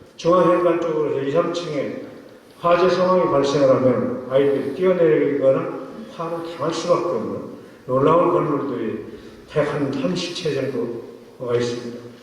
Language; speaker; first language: Korean; native; Korean